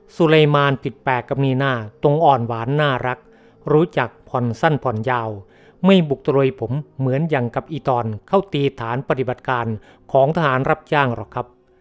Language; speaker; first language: Thai; native; Thai